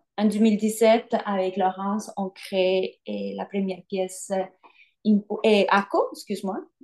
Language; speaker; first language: French; non-native, fluent; Spanish